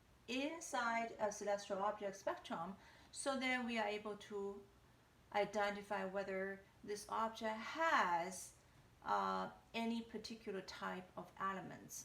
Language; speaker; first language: English; non-native, fluent; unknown